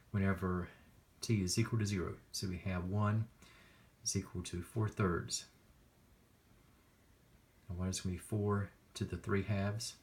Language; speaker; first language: English; native; English